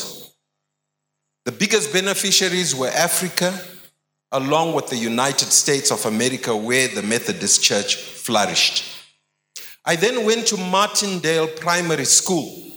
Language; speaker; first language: English; non-native, local second language; Shona